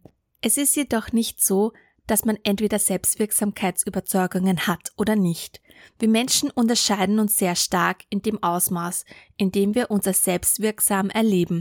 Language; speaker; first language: German; native; German